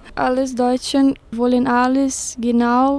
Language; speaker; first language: German; non-native, learner; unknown